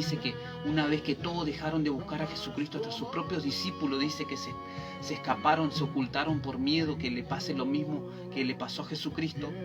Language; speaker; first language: Spanish; native; Spanish